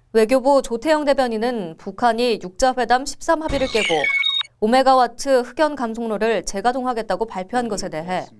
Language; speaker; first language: Korean; native; Korean